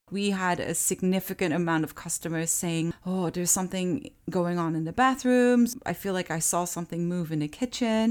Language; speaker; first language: English; early bilingual, other home language; Japanese